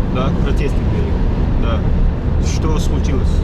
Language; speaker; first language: Russian; non-native, learner; English